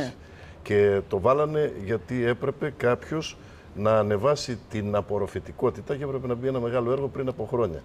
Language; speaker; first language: Greek; native; Greek